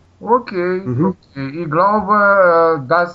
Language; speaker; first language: German; non-native, learner; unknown